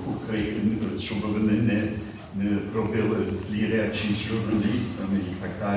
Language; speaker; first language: Ukrainian; early bilingual, heritage; Ukrainian